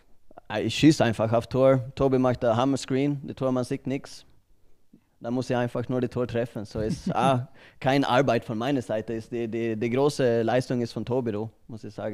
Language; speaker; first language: German; non-native, learner; Swedish